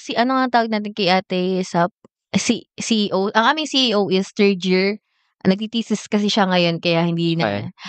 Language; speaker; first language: Filipino; native; Filipino